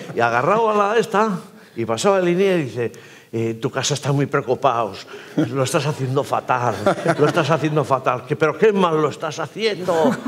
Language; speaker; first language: Spanish; native; Spanish